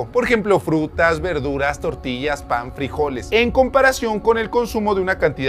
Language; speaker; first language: Spanish; native; Spanish